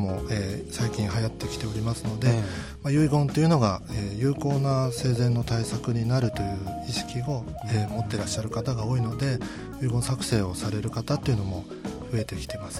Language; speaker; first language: Japanese; native; Japanese